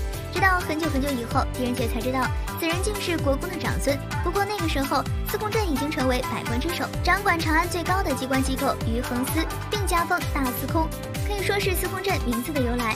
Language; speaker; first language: Chinese; native; Chinese